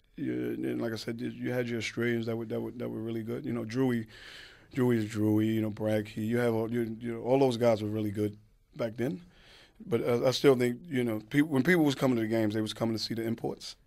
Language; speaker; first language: English; native; English